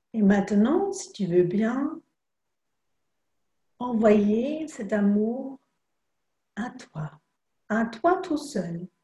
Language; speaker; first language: French; non-native, fluent; German